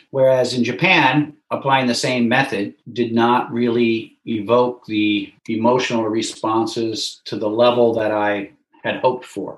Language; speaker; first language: English; native; English